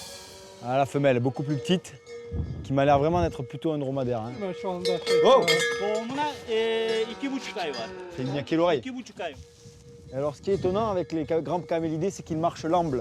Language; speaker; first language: French; native; French